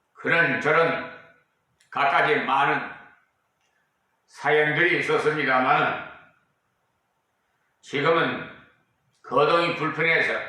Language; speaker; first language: Korean; native; Korean